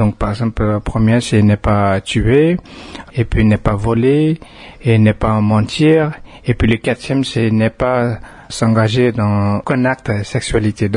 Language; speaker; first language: French; non-native, fluent; Tibetan